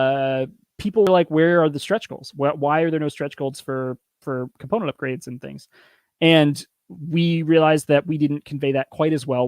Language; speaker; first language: English; native; English